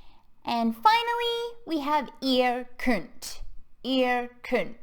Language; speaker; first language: German; non-native, fluent; English